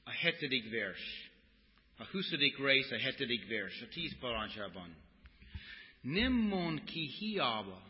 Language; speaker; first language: Hungarian; non-native, fluent; English